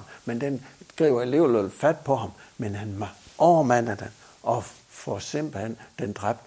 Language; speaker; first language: Danish; native; Danish